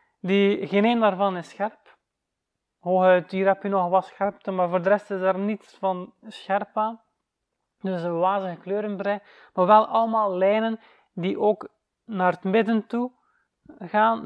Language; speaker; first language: Dutch; native; Dutch